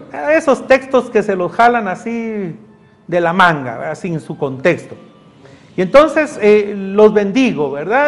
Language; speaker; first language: Spanish; native; Spanish